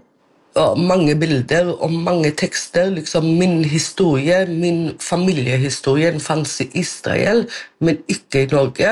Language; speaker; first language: Norwegian; non-native, local second language; Romany